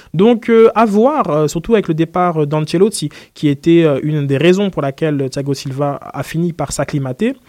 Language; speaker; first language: French; native; French